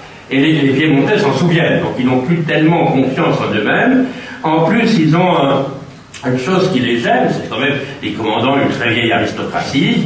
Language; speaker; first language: French; native; French